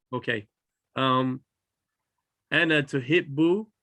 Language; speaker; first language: Arabic; non-native, learner; English